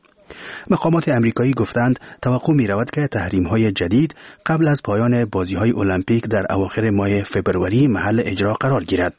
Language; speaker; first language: Persian; native; Persian